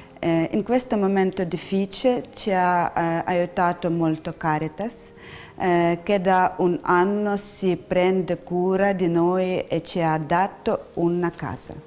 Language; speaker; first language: Italian; non-native, learner; Ukrainian